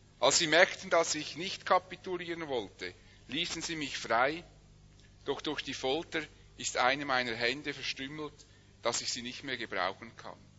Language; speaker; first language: German; native; German